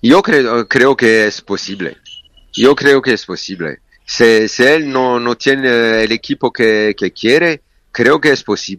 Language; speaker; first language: Spanish; non-native, learner; French